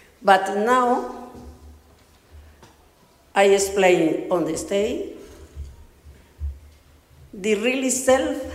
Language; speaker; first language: English; non-native, learner; Spanish